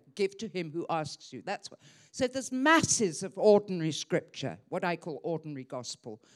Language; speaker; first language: English; native; English